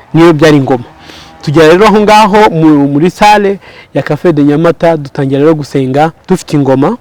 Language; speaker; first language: Kinyarwanda; early bilingual, heritage; Kinyarwanda